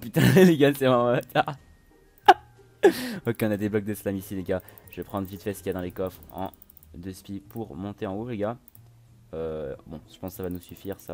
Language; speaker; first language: French; native; French